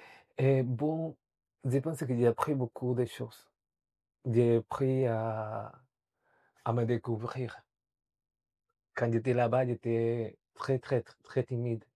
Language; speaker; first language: French; non-native, fluent; Spanish